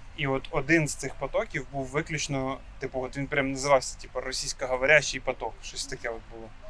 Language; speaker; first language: Ukrainian; non-native, local second language; Russian